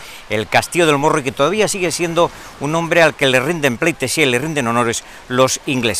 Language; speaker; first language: Spanish; native; Spanish